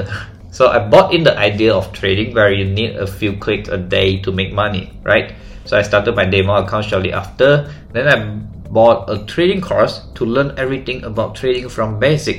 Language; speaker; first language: English; non-native, local second language; Chinese